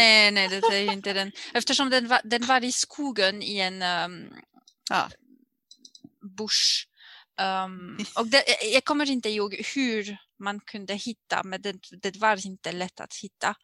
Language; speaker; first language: Swedish; non-native, learner; French